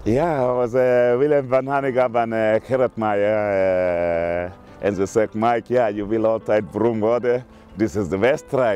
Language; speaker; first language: Dutch; non-native, fluent; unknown